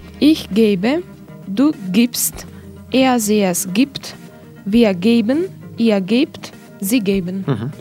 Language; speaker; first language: German; non-native, learner; Russian